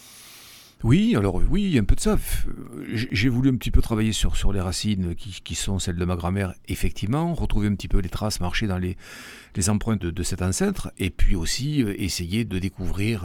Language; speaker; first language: French; native; French